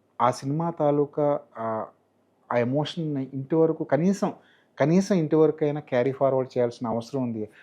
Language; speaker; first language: Telugu; native; Telugu